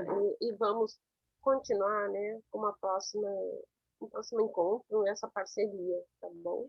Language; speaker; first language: Portuguese; non-native, learner; Spanish